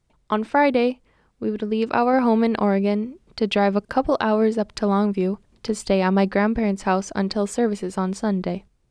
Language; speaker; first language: English; native; English